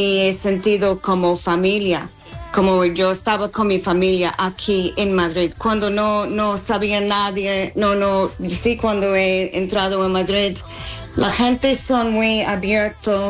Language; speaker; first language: Spanish; non-native, fluent; English